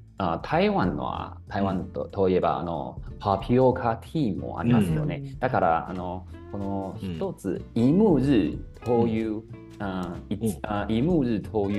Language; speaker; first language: Japanese; non-native, learner; Chinese